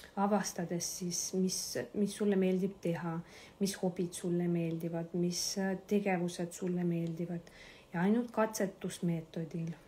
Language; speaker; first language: Estonian; non-native, local second language; Russian